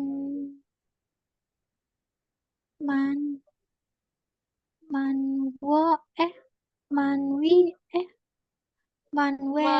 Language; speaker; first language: Korean; non-native, learner; Indonesian